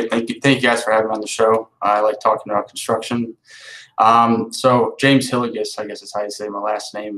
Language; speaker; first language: English; native; English